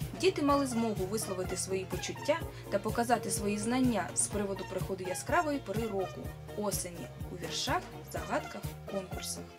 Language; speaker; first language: Ukrainian; native; Ukrainian